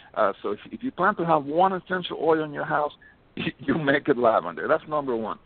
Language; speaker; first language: English; early bilingual, other home language; Spanish